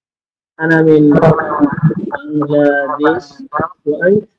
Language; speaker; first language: Arabic; non-native, learner; Bangla